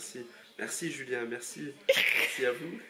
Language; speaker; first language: French; native; French